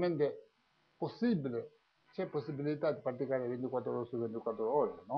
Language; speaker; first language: Italian; non-native, learner; Tibetan